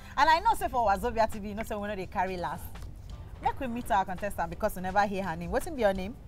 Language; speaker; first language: Nigerian Pidgin; native; Nigerian Pidgin